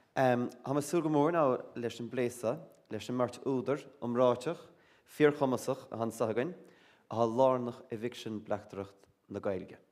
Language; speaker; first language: Irish; native; Irish